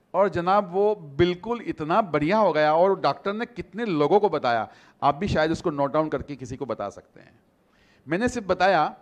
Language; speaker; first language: Hindi; non-native, local second language; Gujarati